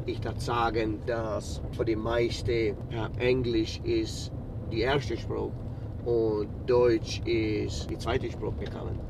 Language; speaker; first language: German; early bilingual, heritage; English